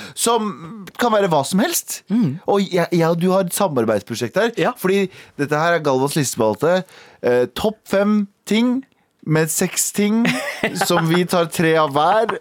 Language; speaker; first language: Norwegian; early bilingual, other home language; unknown